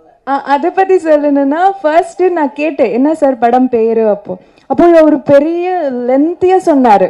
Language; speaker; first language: Tamil; non-native, learner; Kannada